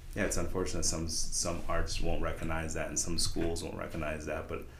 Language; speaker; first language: English; native; English